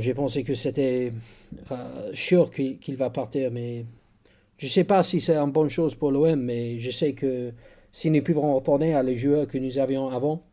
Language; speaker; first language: French; non-native, learner; English